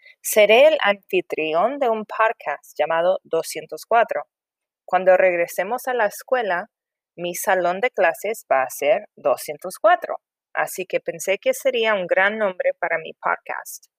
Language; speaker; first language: Spanish; non-native, fluent; English